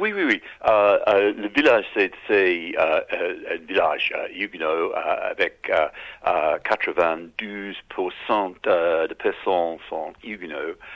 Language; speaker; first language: French; non-native, learner; English